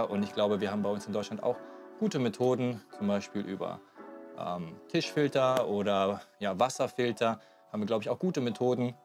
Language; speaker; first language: German; native; German